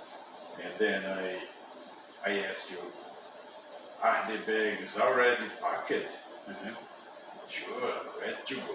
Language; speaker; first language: English; non-native, learner; Portuguese